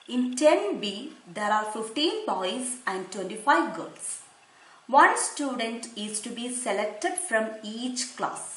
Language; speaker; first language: English; non-native, local second language; Malayalam